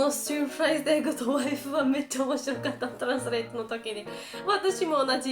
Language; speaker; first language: Japanese; non-native, learner; Georgian